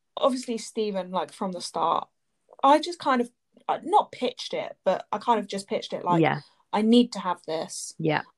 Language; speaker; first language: English; native; English